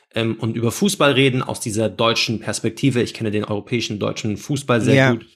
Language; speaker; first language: German; native; German